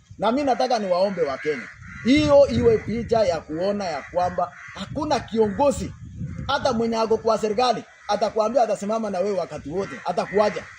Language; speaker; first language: Swahili; non-native, local second language; Kalenjin